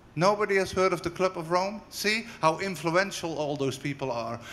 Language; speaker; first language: English; non-native, fluent; Dutch